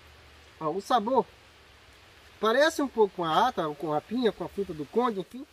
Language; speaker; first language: Portuguese; native; Portuguese